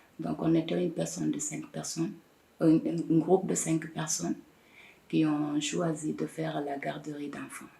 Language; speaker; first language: French; non-native, local second language; Wolof